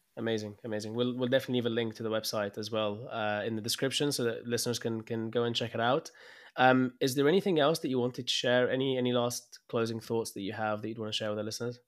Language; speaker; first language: English; early bilingual, other home language; Arabic